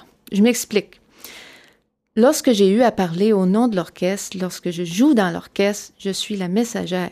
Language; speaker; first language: French; native; French